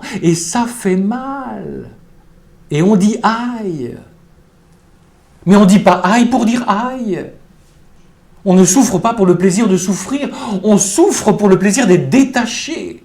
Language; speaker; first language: French; native; French